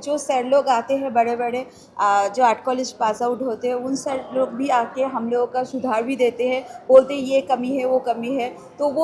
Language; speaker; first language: Hindi; non-native, local second language; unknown